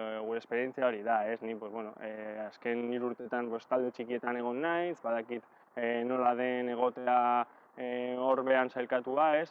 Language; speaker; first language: Basque; non-native, local second language; Spanish